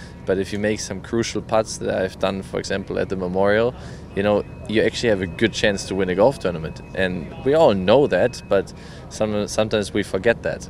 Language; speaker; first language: English; non-native, fluent; German